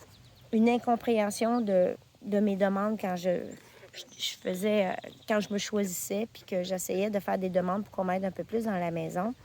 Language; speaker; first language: French; native; French